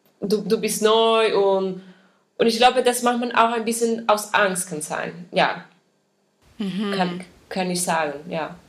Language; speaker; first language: German; non-native, fluent; Spanish